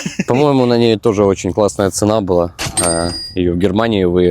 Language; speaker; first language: Russian; native; Russian